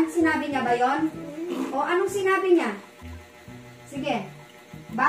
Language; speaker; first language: Filipino; non-native, local second language; Pampanga